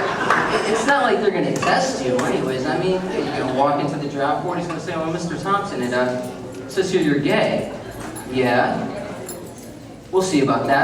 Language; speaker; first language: English; native; English